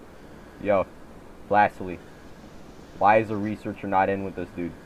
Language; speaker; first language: English; native; English